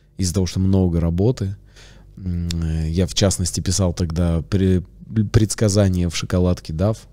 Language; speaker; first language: Russian; native; Russian